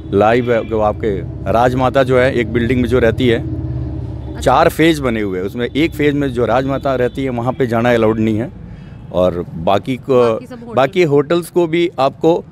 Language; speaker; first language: Hindi; native; Hindi